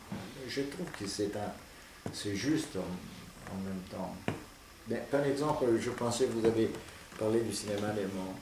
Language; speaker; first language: French; non-native, fluent; Italian